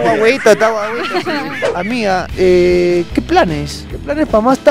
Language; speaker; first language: Spanish; native; Spanish